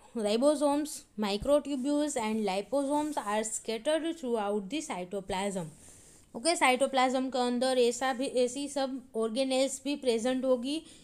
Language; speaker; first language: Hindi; non-native, local second language; Gujarati